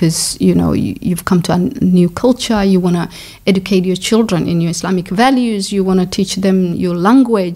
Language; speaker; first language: English; non-native, local second language; Somali